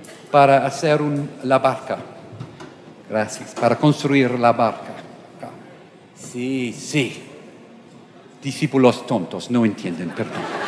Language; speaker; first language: Spanish; non-native, learner; English